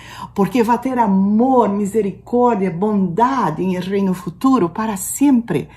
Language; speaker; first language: Portuguese; non-native, fluent; Spanish